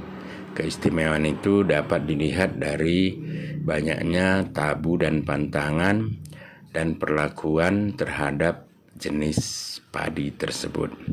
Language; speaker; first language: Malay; non-native, local second language; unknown